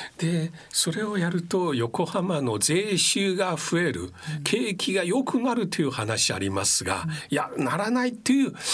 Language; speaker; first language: Japanese; non-native, fluent; Chinese